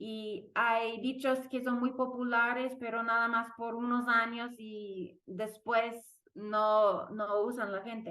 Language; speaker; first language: Spanish; non-native, fluent; English